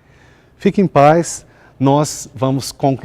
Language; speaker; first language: Portuguese; native; Portuguese